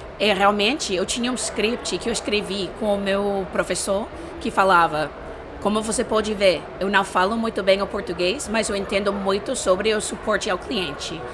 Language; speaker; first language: Portuguese; non-native, fluent; English